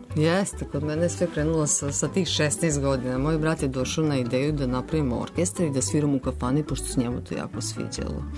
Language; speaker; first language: Serbian; native; Serbian